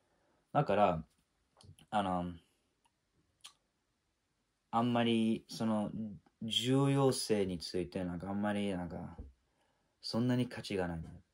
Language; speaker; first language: Japanese; non-native, fluent; English